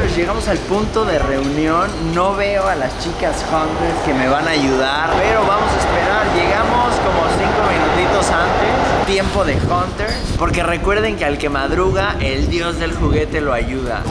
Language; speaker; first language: Spanish; native; Spanish